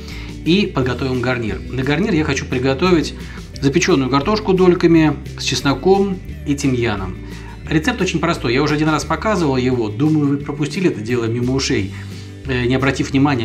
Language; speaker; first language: Russian; native; Russian